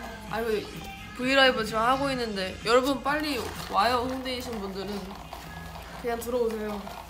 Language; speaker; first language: Korean; early bilingual, heritage; Korean